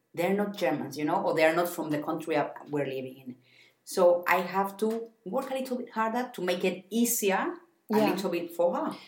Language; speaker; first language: English; non-native, fluent; Spanish